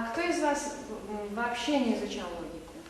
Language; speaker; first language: Russian; native; Russian